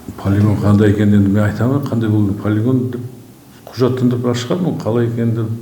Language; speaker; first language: Kazakh; native; Kazakh